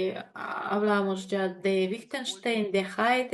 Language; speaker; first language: Spanish; non-native, fluent; Russian